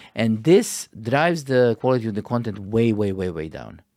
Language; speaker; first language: English; non-native, fluent; Croatian